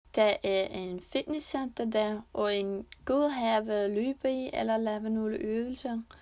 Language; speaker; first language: Danish; non-native, learner; Icelandic